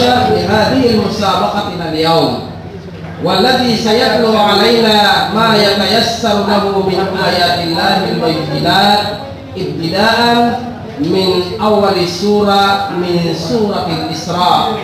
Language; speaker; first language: Arabic; non-native, learner; Maranao